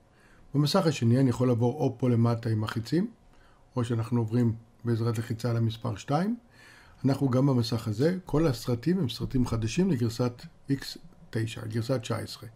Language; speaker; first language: Hebrew; native; Hebrew